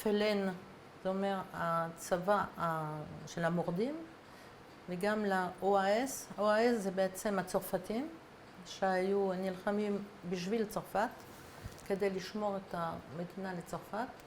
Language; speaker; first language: Hebrew; non-native, fluent; French